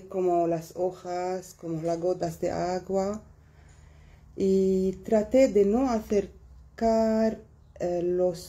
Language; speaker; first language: Spanish; non-native, fluent; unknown